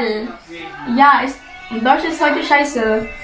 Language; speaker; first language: German; non-native, learner; Filipino